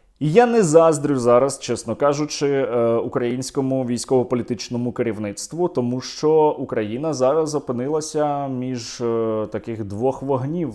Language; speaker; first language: Ukrainian; native; Ukrainian